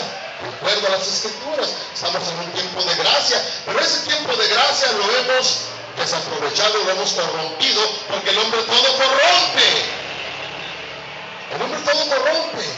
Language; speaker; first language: Spanish; native; Spanish